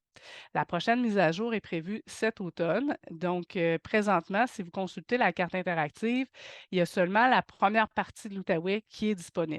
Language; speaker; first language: French; native; French